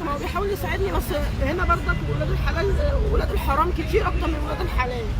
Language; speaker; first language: Arabic; native; Arabic